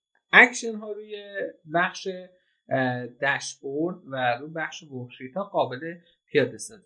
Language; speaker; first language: Persian; native; Persian